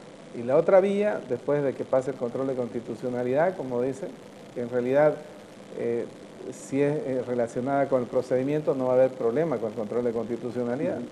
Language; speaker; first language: Spanish; native; Spanish